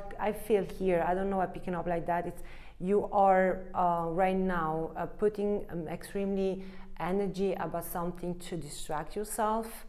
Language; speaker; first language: English; non-native, fluent; Italian